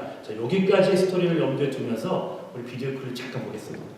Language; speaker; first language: Korean; native; Korean